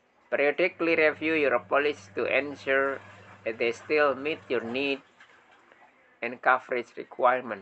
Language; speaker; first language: English; non-native, learner; Indonesian